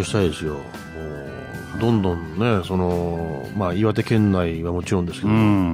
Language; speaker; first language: Japanese; native; Japanese